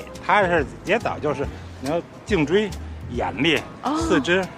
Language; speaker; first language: Chinese; native; Chinese